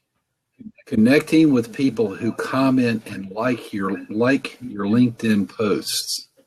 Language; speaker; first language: English; native; English